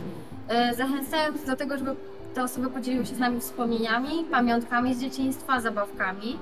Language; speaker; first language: Polish; native; Polish